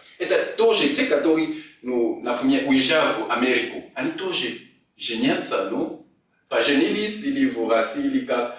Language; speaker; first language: Russian; non-native, fluent; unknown